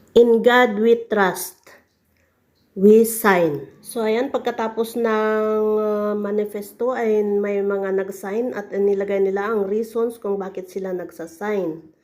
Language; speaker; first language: Filipino; native; Filipino